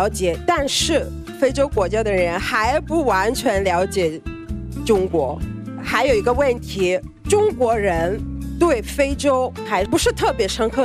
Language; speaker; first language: Chinese; non-native, fluent; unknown